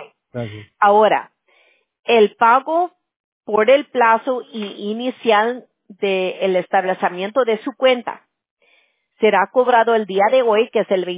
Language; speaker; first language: Spanish; early bilingual, heritage; English